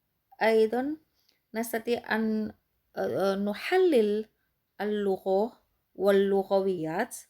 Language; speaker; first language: Arabic; non-native, fluent; Indonesian